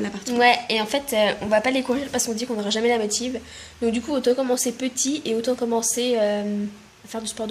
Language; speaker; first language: French; native; French